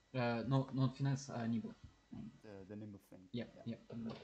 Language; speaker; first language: English; non-native, learner; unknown